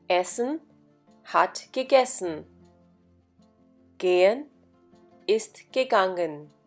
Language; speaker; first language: German; non-native, fluent; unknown